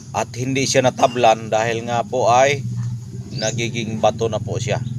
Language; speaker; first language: Filipino; non-native, local second language; Cebuano